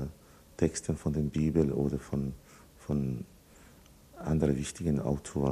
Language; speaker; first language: German; non-native, fluent; Italian